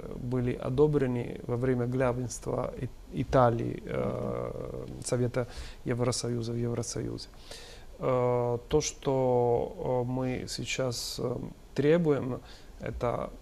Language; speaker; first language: Russian; non-native, fluent; Italian